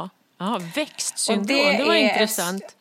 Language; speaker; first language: Swedish; native; Swedish